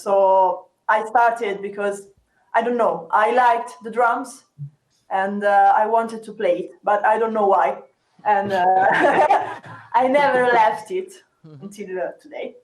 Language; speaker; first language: English; non-native, fluent; Italian